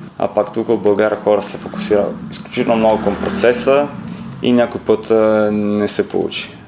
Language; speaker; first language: Bulgarian; non-native, fluent; Italian